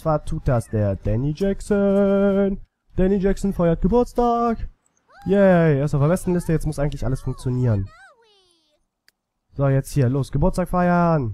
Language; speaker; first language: German; native; German